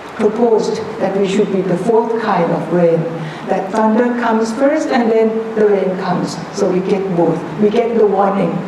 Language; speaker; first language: English; non-native, fluent; Thai